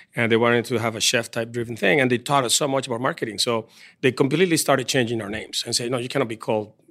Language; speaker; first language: English; non-native, fluent; Spanish